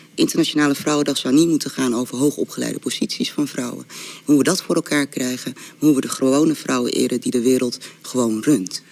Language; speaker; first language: Dutch; early bilingual, other home language; Korean